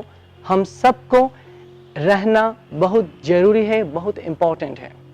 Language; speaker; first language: Hindi; non-native, fluent; Bangla